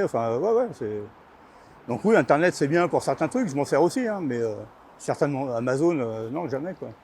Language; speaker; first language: French; native; French